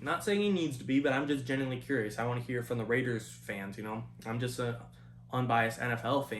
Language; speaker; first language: English; native; English